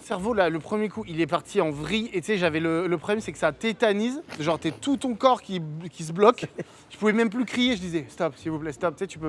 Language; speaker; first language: French; native; French